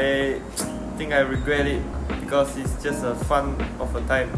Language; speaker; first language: English; non-native, local second language; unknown